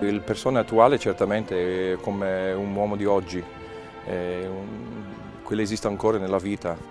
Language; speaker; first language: Italian; non-native, learner; English